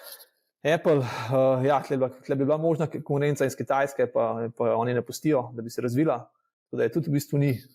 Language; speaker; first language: Slovenian; native; Slovenian